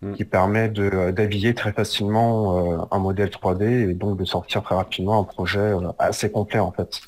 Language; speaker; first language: French; native; French